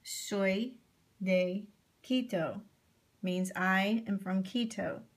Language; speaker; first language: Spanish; non-native, fluent; English